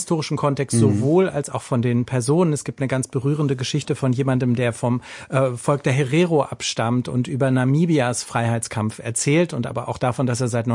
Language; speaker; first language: German; native; German